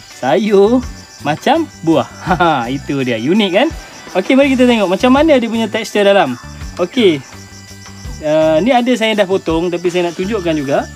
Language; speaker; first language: Malay; non-native, local second language; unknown